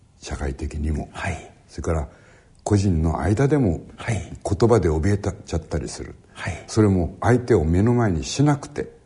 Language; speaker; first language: Japanese; native; Japanese